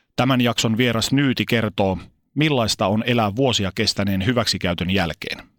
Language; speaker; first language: Finnish; native; Finnish